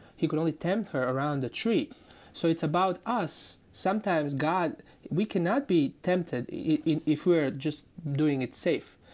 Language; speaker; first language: English; non-native, fluent; Croatian